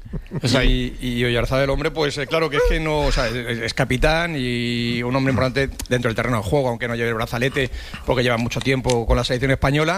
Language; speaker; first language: Spanish; native; Spanish